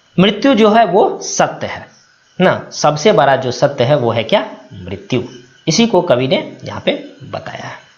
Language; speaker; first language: Hindi; native; Hindi